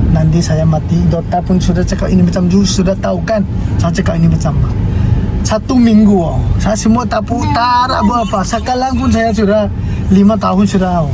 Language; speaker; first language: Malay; non-native, learner; Tedim Chin